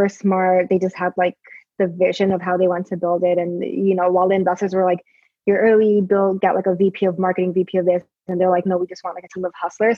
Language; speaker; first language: English; native; English